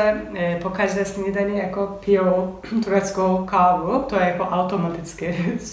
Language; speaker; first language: Czech; non-native, learner; Turkish